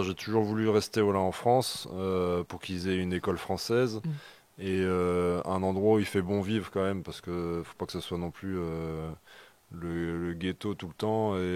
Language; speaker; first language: French; native; French